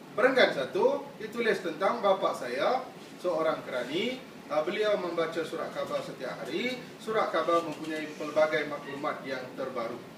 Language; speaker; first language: Malay; non-native, local second language; Tamil